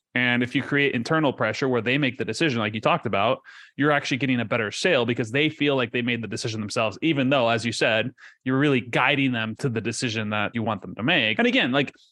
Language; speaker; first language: English; early bilingual, other home language; Spanish